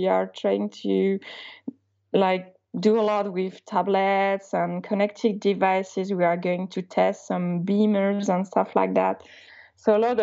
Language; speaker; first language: English; non-native, fluent; Swiss German